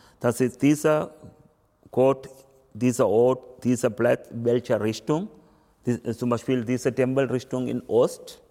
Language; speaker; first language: German; non-native, learner; Tamil